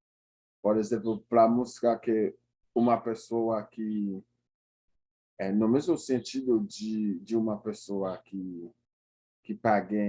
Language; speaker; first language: Portuguese; non-native, fluent; Haitian Creole